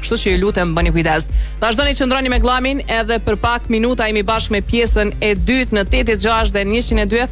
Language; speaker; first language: Albanian; native; Albanian